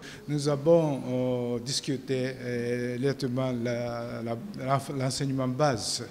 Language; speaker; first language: French; non-native, learner; Japanese